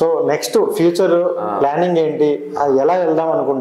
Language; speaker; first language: Telugu; native; Telugu